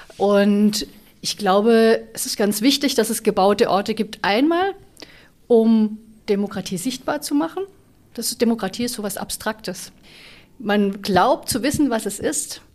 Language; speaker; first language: German; native; German